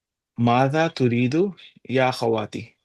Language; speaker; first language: Arabic; non-native, learner; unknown